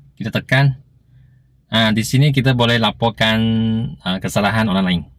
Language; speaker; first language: Malay; non-native, local second language; Chinese